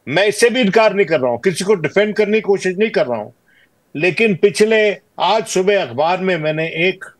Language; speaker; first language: Hindi; native; Hindi